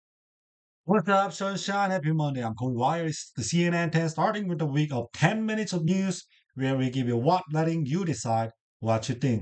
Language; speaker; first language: English; non-native, learner; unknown